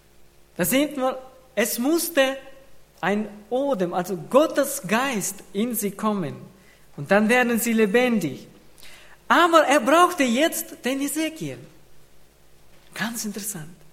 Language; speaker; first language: German; non-native, fluent; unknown